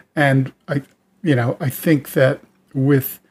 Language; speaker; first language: English; native; English